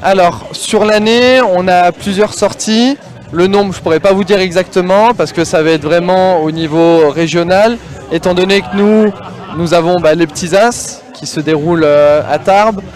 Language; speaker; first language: French; native; French